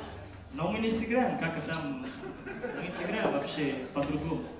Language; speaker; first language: Russian; non-native, fluent; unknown